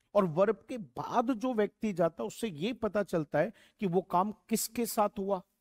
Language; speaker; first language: Hindi; native; Hindi